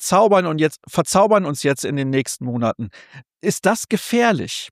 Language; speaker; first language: German; native; German